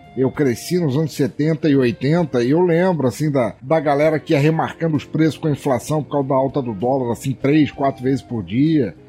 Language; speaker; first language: Portuguese; native; Portuguese